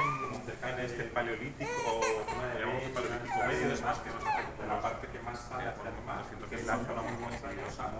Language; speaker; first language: Spanish; native; Spanish